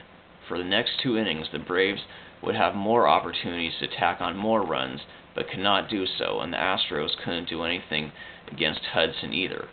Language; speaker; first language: English; native; English